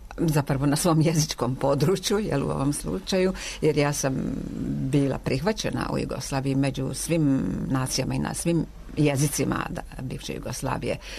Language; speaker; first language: Serbian; non-native, local second language; Hungarian